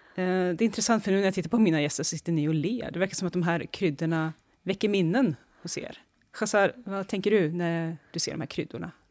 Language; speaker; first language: Swedish; native; Swedish